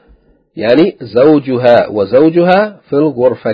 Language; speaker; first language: Arabic; non-native, fluent; English